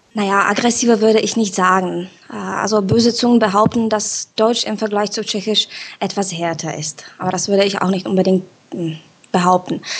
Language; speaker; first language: German; non-native, fluent; Czech